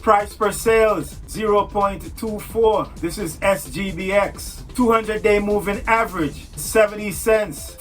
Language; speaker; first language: English; native; English